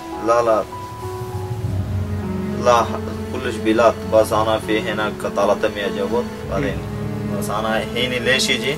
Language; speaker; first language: Arabic; non-native, learner; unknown